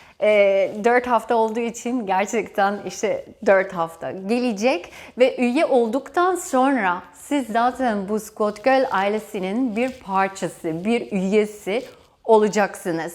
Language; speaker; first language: Turkish; non-native, fluent; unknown